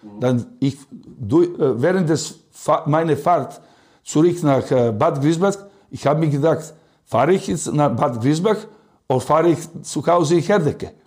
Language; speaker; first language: German; non-native, learner; Serbian